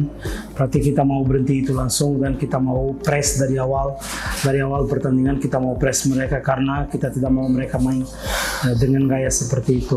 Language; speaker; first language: Indonesian; non-native, fluent; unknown